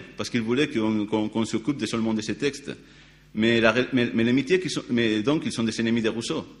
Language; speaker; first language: French; non-native, fluent; Spanish